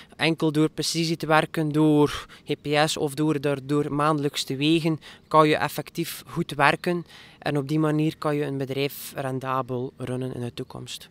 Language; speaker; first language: Dutch; native; Dutch